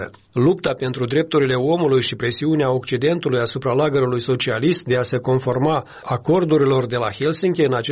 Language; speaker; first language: Romanian; native; Romanian